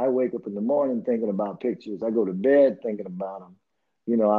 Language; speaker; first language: English; native; English